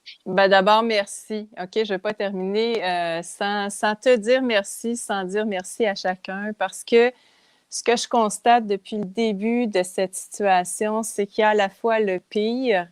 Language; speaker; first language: French; native; French